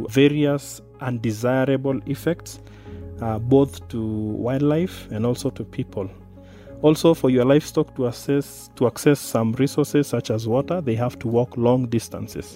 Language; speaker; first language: English; non-native, local second language; Masai